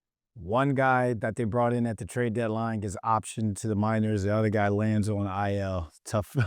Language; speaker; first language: English; native; English